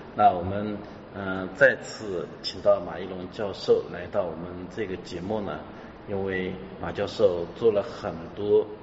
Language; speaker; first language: Chinese; native; Chinese